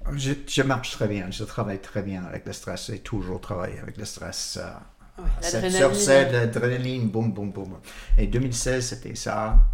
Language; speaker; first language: French; non-native, learner; English